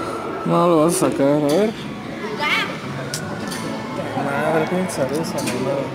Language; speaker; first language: Spanish; native; Spanish